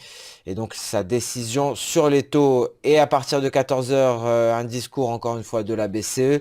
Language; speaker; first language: French; native; French